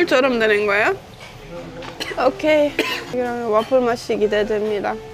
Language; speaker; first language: Korean; non-native, fluent; Estonian